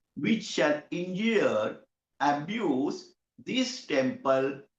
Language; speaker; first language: English; non-native, local second language; Marathi